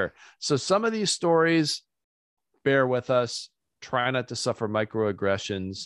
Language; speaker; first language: English; native; English